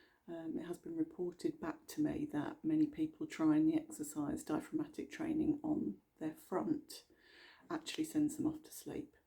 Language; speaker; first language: English; native; English